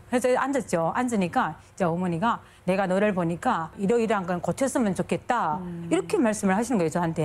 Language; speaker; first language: Korean; non-native, fluent; Chinese